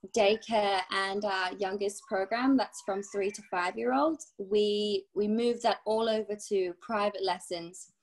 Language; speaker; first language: English; native; English